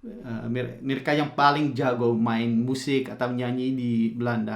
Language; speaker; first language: Indonesian; early bilingual, heritage; Dutch